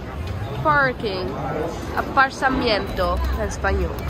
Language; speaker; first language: Portuguese; non-native, learner; Dutch